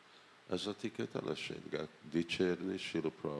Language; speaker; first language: Hungarian; non-native, learner; English